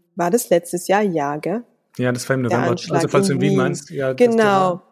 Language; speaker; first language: German; native; German